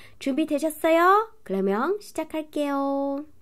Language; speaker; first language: Korean; non-native, fluent; Chinese